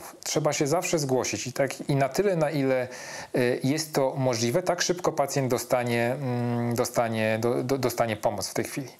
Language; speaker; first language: Polish; native; Polish